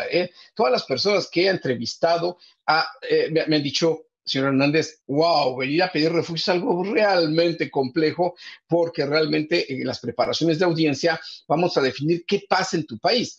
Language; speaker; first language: Spanish; native; Spanish